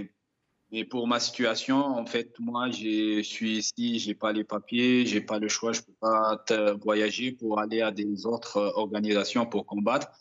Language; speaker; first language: French; non-native, fluent; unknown